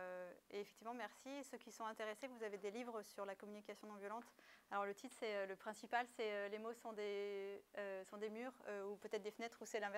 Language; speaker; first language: French; native; French